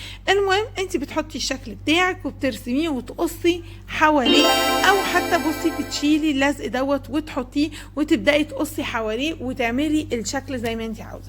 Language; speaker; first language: Arabic; native; Arabic